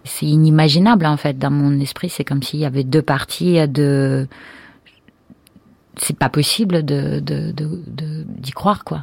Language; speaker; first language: French; non-native, fluent; Russian